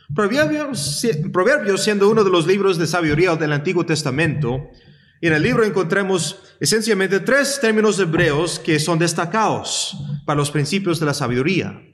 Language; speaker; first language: Spanish; early bilingual, heritage; Spanish